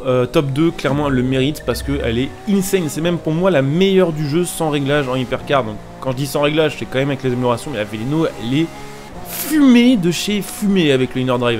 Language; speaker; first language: French; native; French